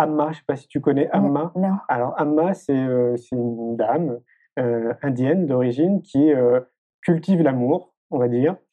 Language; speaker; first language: French; native; French